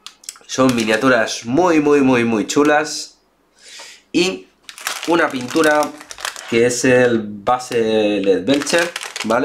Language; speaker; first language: Spanish; native; Spanish